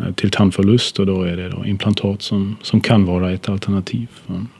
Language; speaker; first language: Swedish; non-native, fluent; German